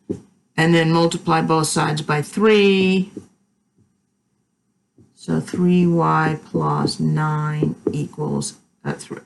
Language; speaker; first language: English; native; English